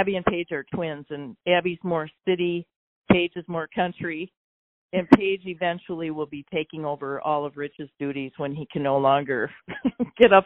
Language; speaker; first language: English; native; English